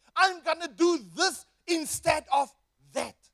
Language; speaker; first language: English; non-native, local second language; Afrikaans